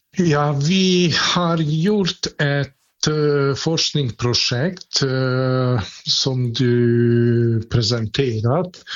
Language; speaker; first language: Swedish; non-native, fluent; Hungarian